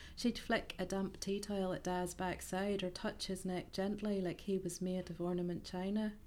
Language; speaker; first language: English; native; English